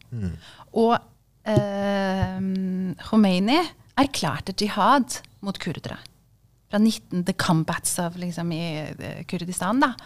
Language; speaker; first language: Norwegian; early bilingual, other home language; Kurdish